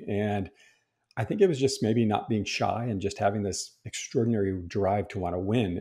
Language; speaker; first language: English; native; English